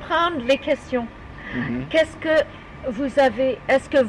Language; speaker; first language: French; non-native, learner; English